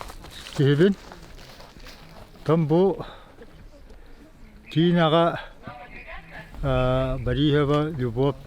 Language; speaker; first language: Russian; non-native, local second language; Yakut